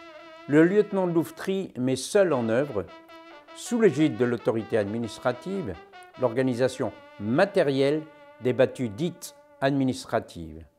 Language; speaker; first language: French; native; French